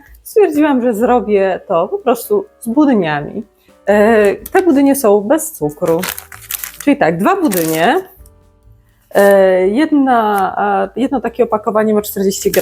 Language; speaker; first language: Polish; native; Polish